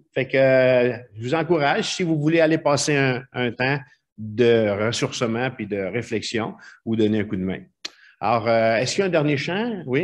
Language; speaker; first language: French; native; French